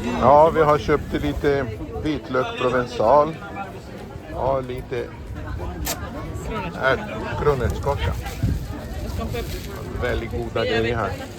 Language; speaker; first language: Swedish; non-native, fluent; Portuguese